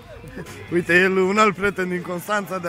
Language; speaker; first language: Romanian; native; Romanian